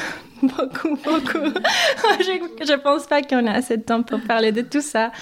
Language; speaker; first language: French; non-native, fluent; English